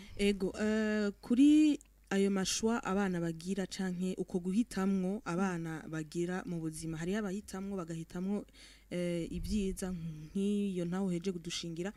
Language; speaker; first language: Rundi; native; Rundi